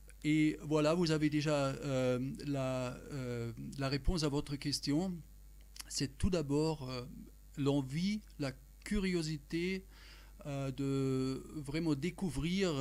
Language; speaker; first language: French; non-native, fluent; German